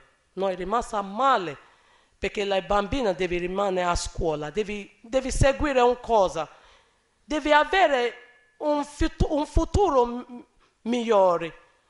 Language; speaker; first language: Italian; non-native, learner; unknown